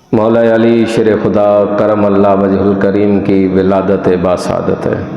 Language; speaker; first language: Urdu; non-native, local second language; Punjabi